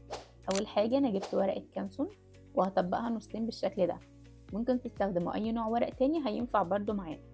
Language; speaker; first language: Arabic; native; Arabic